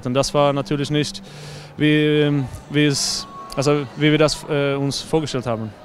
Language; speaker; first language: German; non-native, fluent; Swedish